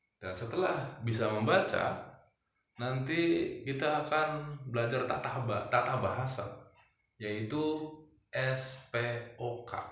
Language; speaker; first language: Indonesian; native; Indonesian